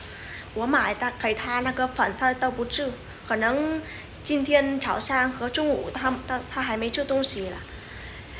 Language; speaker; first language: Chinese; non-native, fluent; Vietnamese